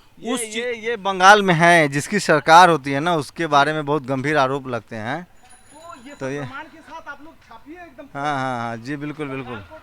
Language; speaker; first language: Hindi; native; Hindi